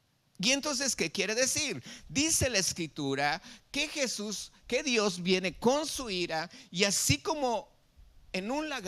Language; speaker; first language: Spanish; native; Spanish